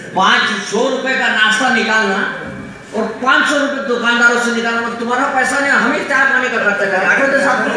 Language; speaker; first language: Hindi; non-native, local second language; Marathi